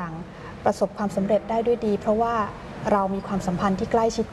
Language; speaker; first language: Thai; native; Thai